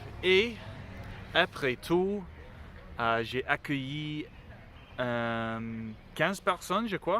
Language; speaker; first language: French; non-native, learner; English